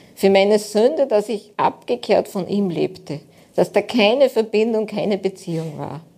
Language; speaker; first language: German; native; German